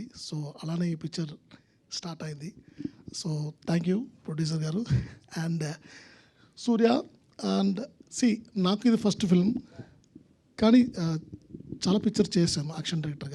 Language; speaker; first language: Telugu; non-native, local second language; Tamil